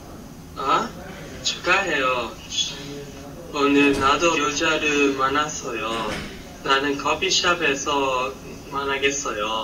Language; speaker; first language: Korean; non-native, learner; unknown